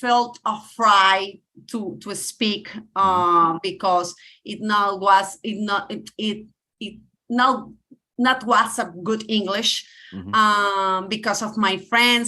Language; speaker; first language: English; non-native, learner; Spanish